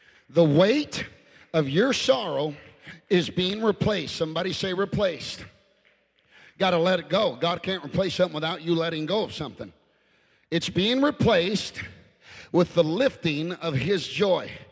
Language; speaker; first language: English; early bilingual, other home language; Spanish